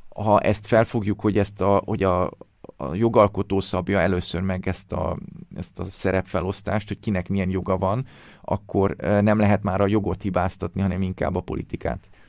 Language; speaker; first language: Hungarian; early bilingual, heritage; Hungarian